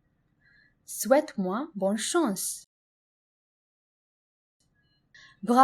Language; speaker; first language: French; non-native, fluent; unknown